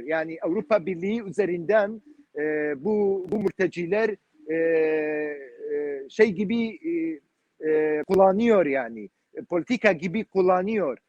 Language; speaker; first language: Turkish; non-native, learner; Kurdish